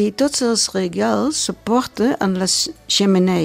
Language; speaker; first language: Catalan; non-native, learner; Dutch